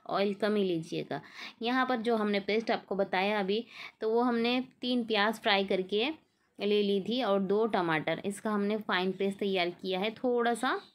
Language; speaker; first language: Hindi; native; Hindi